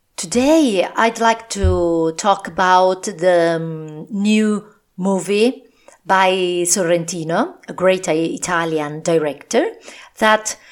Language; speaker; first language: English; non-native, fluent; Italian